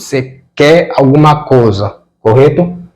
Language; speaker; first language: Portuguese; non-native, fluent; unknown